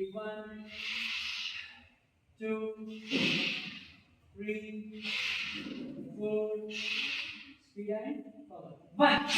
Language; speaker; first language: English; non-native, local second language; Kannada